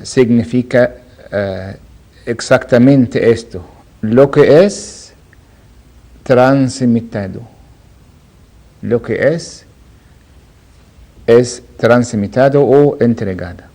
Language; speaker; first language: Spanish; non-native, learner; Arabic